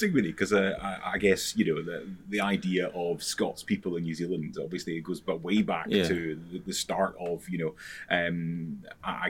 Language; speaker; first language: English; native; English